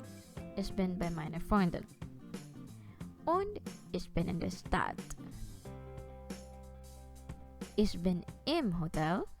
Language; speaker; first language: German; non-native, fluent; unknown